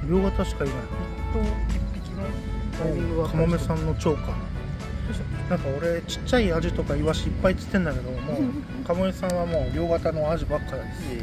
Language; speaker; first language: Japanese; native; Japanese